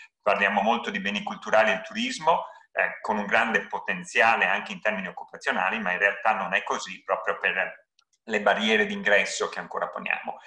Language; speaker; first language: Italian; native; Italian